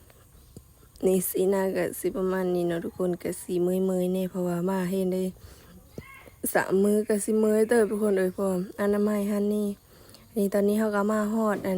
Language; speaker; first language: Thai; non-native, local second language; Northeastern Thai